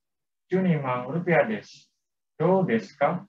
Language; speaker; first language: Japanese; non-native, learner; Indonesian